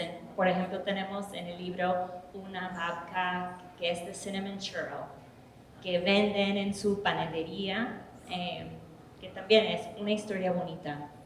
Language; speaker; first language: Spanish; early bilingual, heritage; English